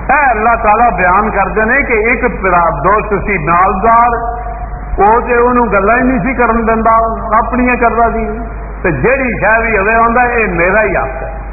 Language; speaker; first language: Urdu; non-native, local second language; Punjabi